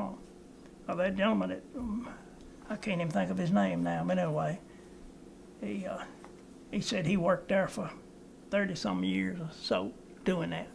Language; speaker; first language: English; native; English